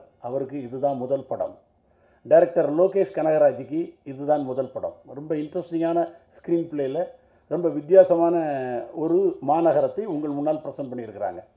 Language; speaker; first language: Tamil; native; Tamil